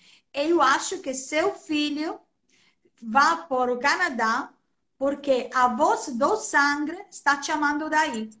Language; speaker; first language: Portuguese; non-native, fluent; Italian